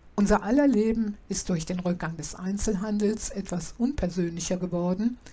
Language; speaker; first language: German; native; German